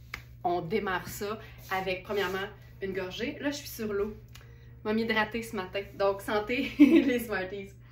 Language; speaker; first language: French; native; French